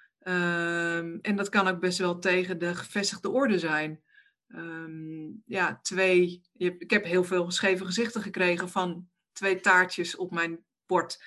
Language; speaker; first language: Dutch; native; Dutch